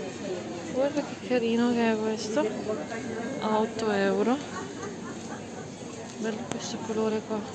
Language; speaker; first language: Italian; non-native, local second language; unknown